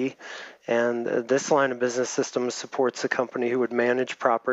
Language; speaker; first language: English; native; English